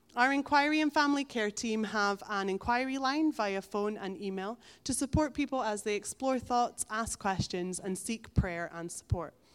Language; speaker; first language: English; native; English